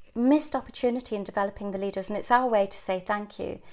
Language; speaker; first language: English; native; English